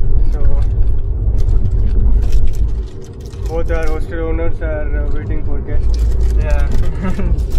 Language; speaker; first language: English; non-native, local second language; Marathi